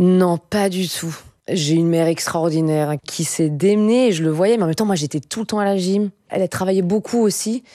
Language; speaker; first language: French; native; French